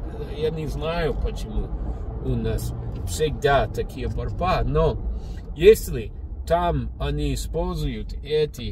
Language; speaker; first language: Russian; non-native, learner; English